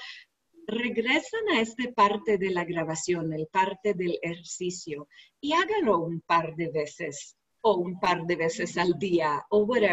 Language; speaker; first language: Spanish; non-native, learner; English